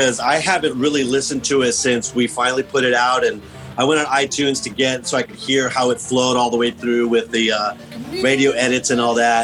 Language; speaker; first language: English; native; English